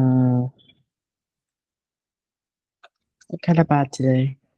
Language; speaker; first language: English; non-native, learner; Vietnamese